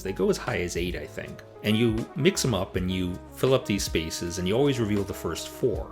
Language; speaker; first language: English; native; English